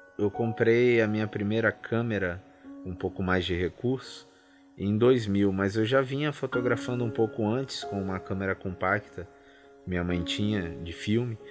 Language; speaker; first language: Portuguese; native; Portuguese